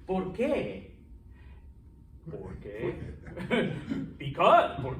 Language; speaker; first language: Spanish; early bilingual, heritage; Spanish